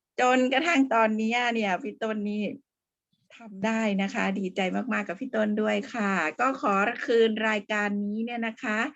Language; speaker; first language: Thai; native; Thai